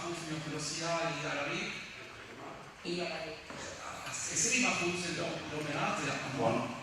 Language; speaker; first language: Hebrew; non-native, fluent; Spanish